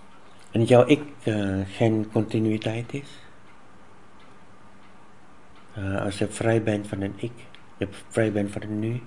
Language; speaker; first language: Dutch; non-native, fluent; Vietnamese